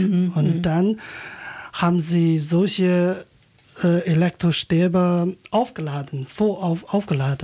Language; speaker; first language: German; non-native, learner; Chinese